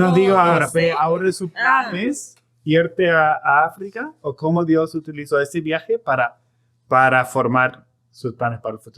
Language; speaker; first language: Spanish; non-native, fluent; English